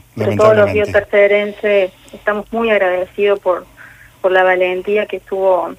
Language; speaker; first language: Spanish; native; Spanish